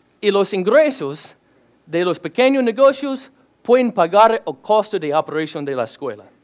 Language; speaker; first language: Spanish; non-native, learner; English